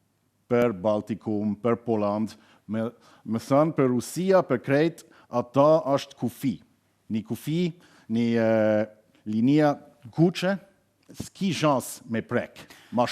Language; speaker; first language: Albanian; non-native, learner; German